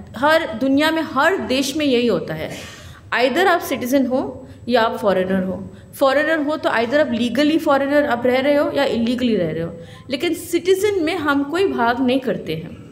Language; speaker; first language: Hindi; non-native, local second language; Bangla